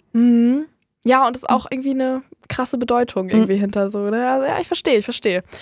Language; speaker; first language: German; native; German